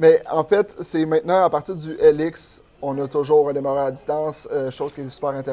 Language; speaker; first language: French; native; French